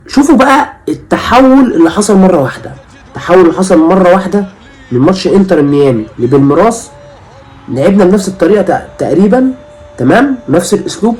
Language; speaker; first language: Arabic; native; Arabic